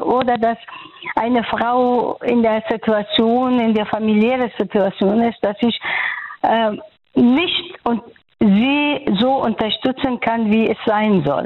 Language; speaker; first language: German; non-native, fluent; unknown